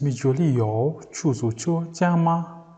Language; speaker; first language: Chinese; non-native, learner; Mongolian